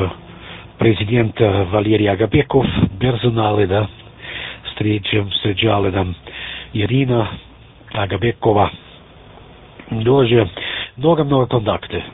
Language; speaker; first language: Russian; non-native, learner; German